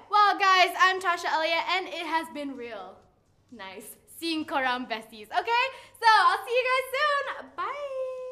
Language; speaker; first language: English; non-native, local second language; Malay